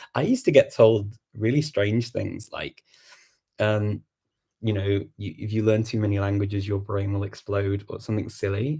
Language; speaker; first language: English; native; English